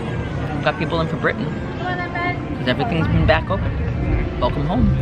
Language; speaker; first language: English; native; English